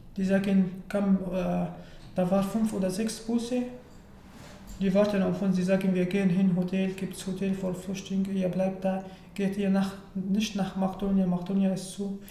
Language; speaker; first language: German; non-native, learner; Arabic